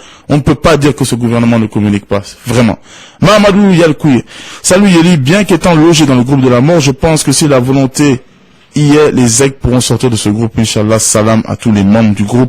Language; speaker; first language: French; non-native, local second language; Bambara